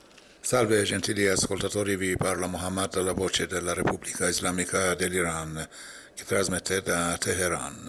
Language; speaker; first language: Italian; non-native, fluent; Persian